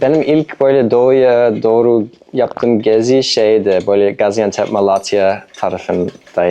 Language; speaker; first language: Turkish; non-native, fluent; English